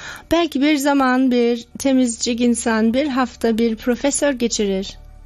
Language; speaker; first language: Turkish; non-native, learner; German